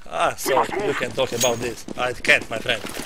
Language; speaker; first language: English; non-native, learner; Polish